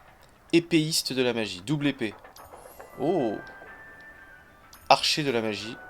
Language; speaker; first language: French; native; French